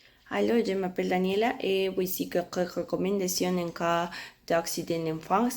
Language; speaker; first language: French; non-native, learner; Spanish